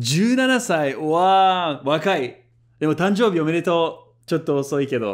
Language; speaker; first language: Japanese; non-native, fluent; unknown